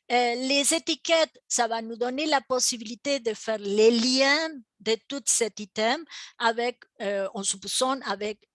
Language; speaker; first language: French; non-native, fluent; Spanish